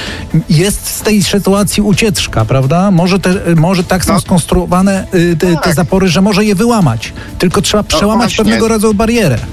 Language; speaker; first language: Polish; native; Polish